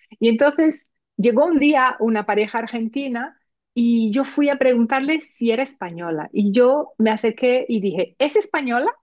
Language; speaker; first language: Spanish; early bilingual, heritage; Spanish